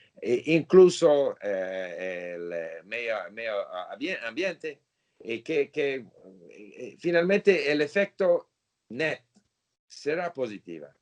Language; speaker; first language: Portuguese; non-native, learner; English